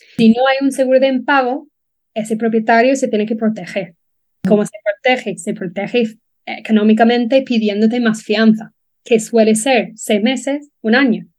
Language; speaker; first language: Spanish; non-native, fluent; English